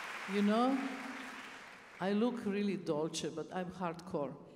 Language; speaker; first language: English; non-native, fluent; Serbian